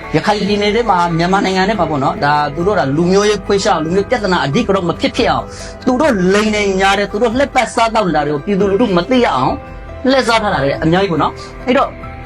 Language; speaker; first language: Burmese; non-native, local second language; Rohingya